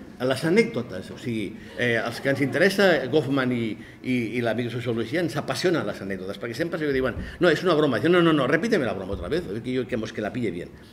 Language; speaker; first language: Catalan; non-native, local second language; Spanish